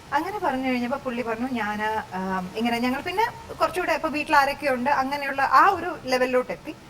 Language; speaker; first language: Malayalam; native; Malayalam